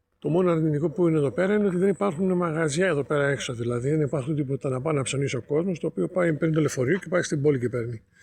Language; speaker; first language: Greek; native; Greek